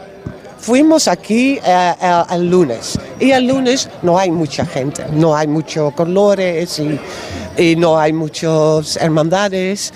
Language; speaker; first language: Spanish; non-native, learner; Dutch